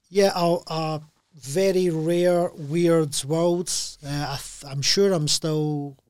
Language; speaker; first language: English; native; English